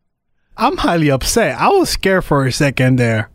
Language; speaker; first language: English; native; English